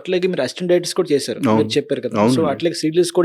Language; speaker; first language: Telugu; native; Telugu